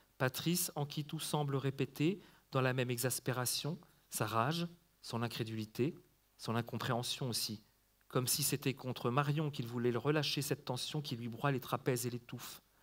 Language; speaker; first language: French; native; French